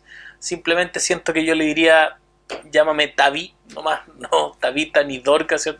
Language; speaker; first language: Spanish; native; Spanish